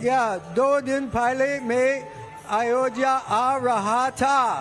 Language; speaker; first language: Hindi; non-native, learner; English